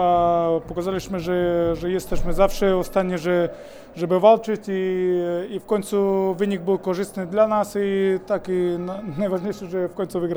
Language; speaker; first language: Polish; non-native, fluent; Spanish